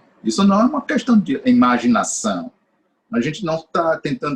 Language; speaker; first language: Portuguese; non-native, fluent; English